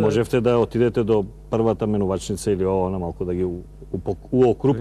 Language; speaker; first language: Macedonian; native; Macedonian